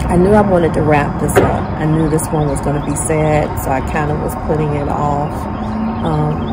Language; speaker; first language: English; native; English